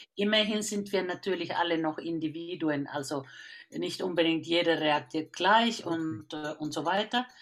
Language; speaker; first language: German; non-native, fluent; Finnish